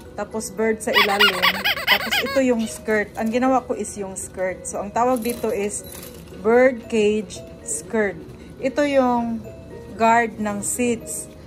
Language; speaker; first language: Filipino; non-native, local second language; Cebuano